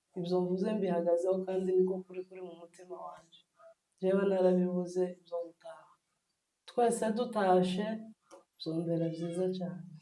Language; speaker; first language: Kinyarwanda; native; Kinyarwanda